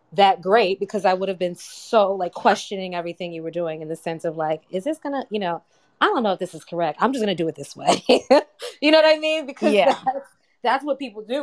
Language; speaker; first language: English; native; English